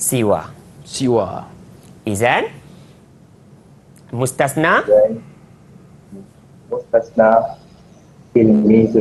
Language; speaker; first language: Arabic; non-native, fluent; Malay